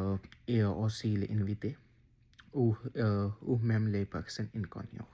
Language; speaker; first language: French; non-native, learner; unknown